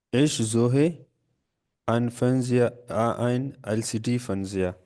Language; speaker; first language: German; non-native, learner; Urdu